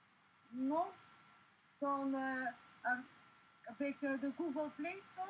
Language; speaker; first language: French; non-native, fluent; Dutch